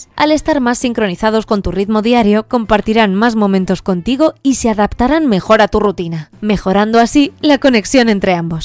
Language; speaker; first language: Spanish; native; Spanish